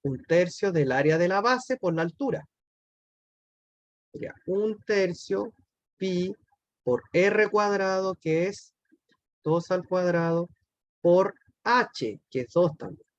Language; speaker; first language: Spanish; native; Spanish